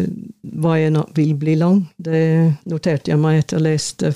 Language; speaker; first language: Norwegian; non-native, fluent; English